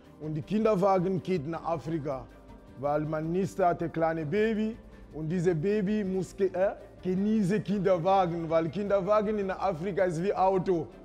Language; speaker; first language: German; non-native, learner; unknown